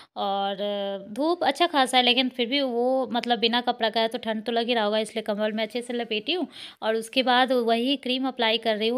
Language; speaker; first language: Hindi; native; Hindi